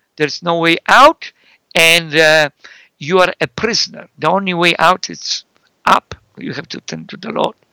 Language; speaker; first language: English; non-native, fluent; Polish